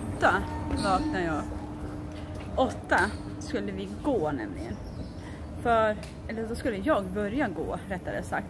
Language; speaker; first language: Swedish; native; Swedish